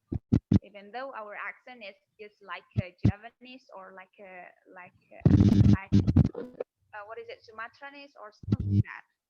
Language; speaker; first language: English; non-native, fluent; Indonesian